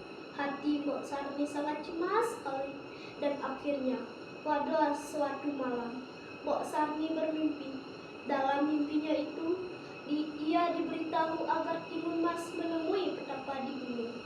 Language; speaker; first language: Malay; non-native, local second language; Balinese